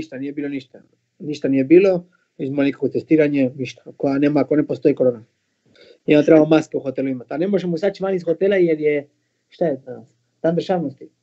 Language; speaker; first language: Bosnian; non-native, fluent; Spanish